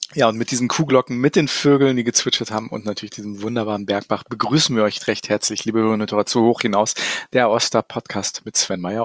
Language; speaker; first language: German; native; German